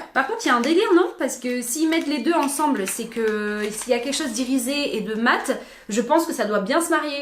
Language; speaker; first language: French; native; French